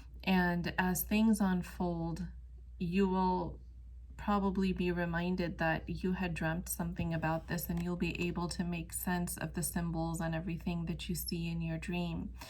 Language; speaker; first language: English; native; English